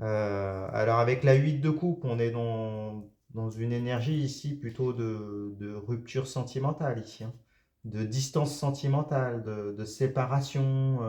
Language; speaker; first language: French; native; French